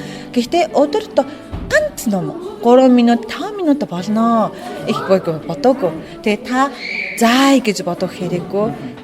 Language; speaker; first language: Mongolian; non-native, fluent; Japanese